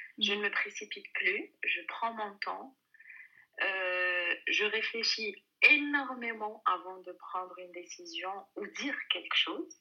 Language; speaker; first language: French; non-native, local second language; Arabic